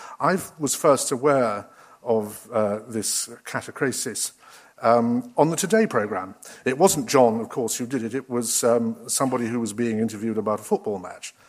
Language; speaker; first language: English; native; English